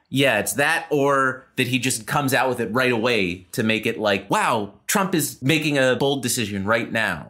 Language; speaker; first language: English; native; English